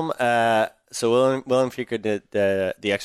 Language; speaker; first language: English; native; English